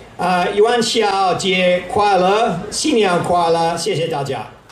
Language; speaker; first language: Chinese; non-native, learner; English